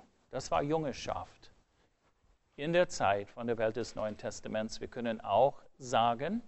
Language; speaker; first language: German; non-native, fluent; English